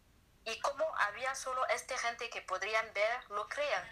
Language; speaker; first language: Spanish; non-native, learner; French